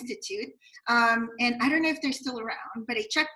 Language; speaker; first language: English; non-native, local second language; Filipino